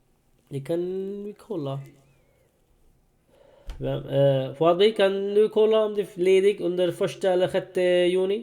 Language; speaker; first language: Swedish; non-native, learner; Urdu